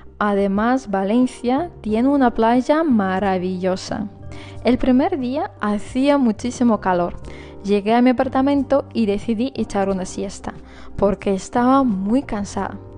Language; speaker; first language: Spanish; non-native, fluent; Russian